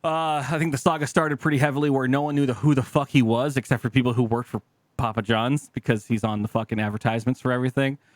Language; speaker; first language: English; native; English